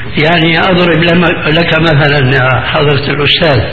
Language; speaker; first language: Arabic; native; Arabic